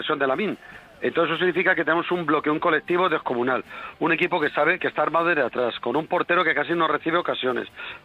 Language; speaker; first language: Spanish; native; Spanish